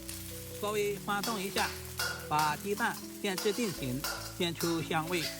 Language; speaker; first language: Chinese; native; Chinese